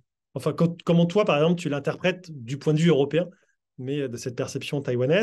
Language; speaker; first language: French; native; French